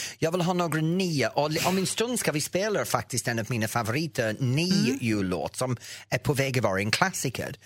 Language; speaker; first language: Swedish; non-native, fluent; English